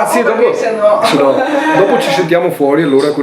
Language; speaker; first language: Italian; native; Italian